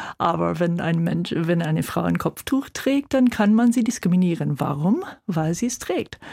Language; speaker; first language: German; non-native, fluent; English